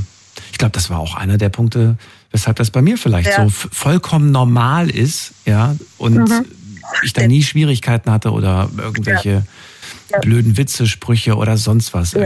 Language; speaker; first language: German; native; German